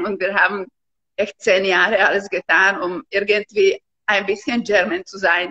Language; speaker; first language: German; non-native, fluent; Slovak